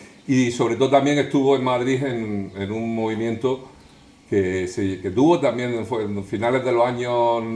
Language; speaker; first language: Spanish; native; Spanish